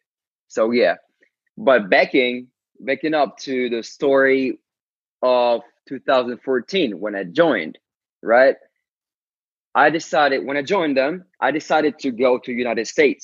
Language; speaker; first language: English; non-native, fluent; Ukrainian